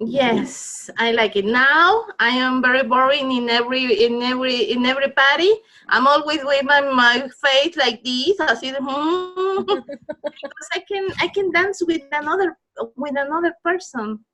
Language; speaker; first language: English; non-native, learner; Spanish